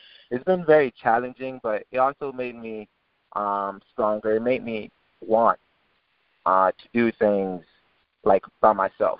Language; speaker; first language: English; native; English